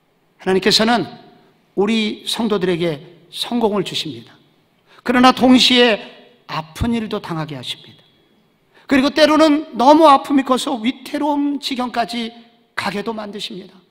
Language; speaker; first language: Korean; native; Korean